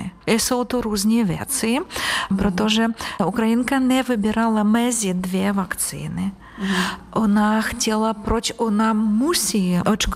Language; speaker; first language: Czech; non-native, fluent; Ukrainian